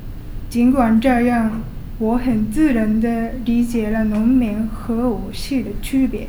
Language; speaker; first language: Chinese; non-native, learner; Japanese